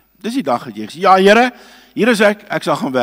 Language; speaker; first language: Afrikaans; native; Afrikaans